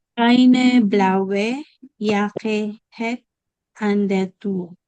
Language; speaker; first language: German; non-native, learner; Filipino